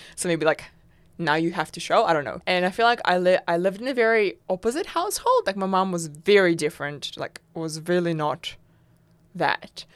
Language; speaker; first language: English; non-native, fluent; Russian